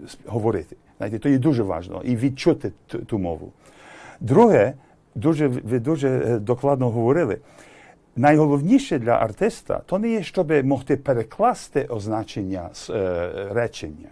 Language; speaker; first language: Ukrainian; early bilingual, heritage; English